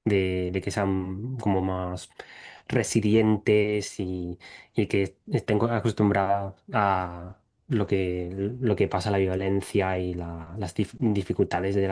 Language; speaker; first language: Spanish; non-native, fluent; English